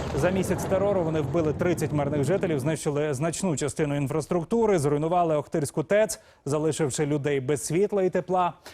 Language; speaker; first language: Ukrainian; native; Ukrainian